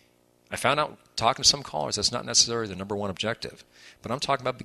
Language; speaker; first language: English; native; English